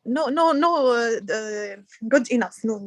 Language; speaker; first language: English; non-native, learner; Arabic